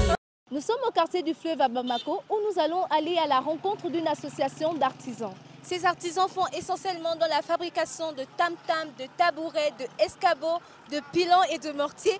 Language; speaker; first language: French; non-native, local second language; Bambara